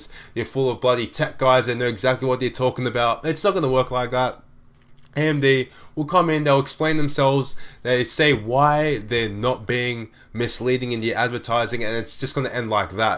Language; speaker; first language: English; native; English